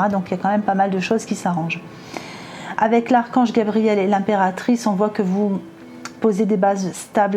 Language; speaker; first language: French; native; French